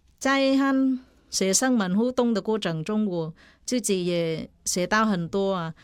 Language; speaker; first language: Chinese; non-native, fluent; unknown